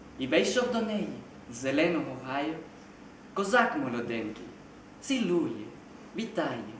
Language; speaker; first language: Ukrainian; non-native, learner; Spanish